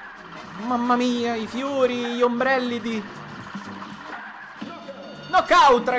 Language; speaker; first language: Italian; native; Italian